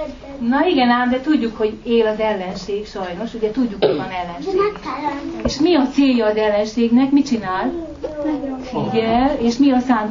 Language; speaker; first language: Hungarian; native; Hungarian